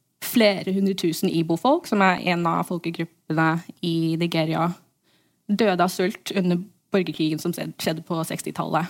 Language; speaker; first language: Norwegian; early bilingual, heritage; English